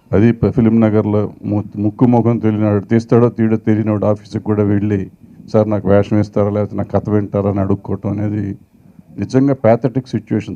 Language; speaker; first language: Telugu; native; Telugu